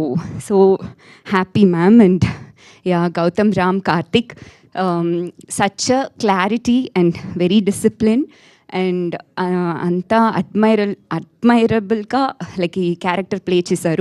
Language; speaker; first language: Telugu; non-native, learner; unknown